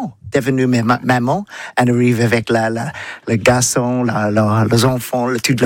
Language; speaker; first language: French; non-native, learner; English